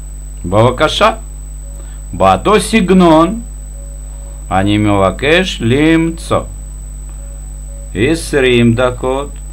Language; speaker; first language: Hebrew; non-native, fluent; Russian